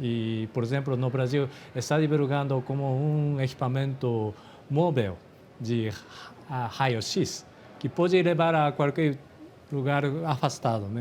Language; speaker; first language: Portuguese; non-native, fluent; Japanese